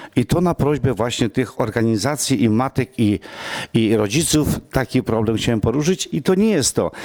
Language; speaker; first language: Polish; non-native, local second language; Romany